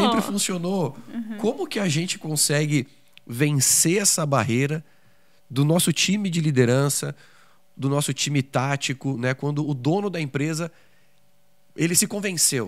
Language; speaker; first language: Portuguese; native; Portuguese